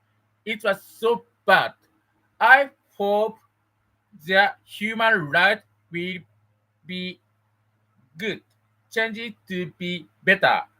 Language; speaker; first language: English; non-native, learner; Japanese